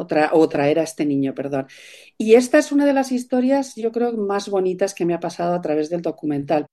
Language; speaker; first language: Spanish; native; Spanish